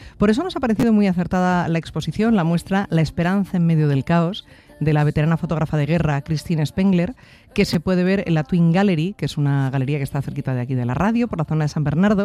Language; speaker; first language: Spanish; native; Spanish